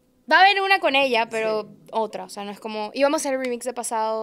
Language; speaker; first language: Spanish; native; Spanish